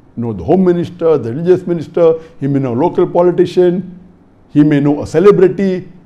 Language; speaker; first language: English; non-native, local second language; Urdu